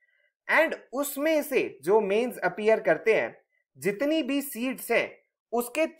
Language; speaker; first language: Hindi; native; Hindi